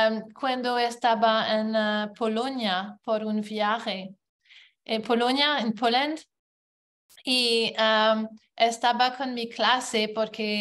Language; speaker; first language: Spanish; non-native, learner; English